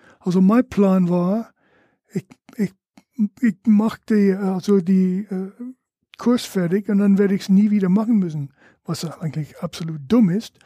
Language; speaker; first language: German; non-native, fluent; English